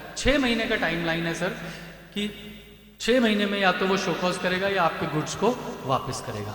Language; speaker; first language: Hindi; native; Hindi